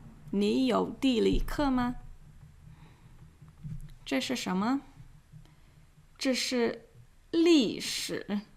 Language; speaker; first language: Chinese; non-native, fluent; English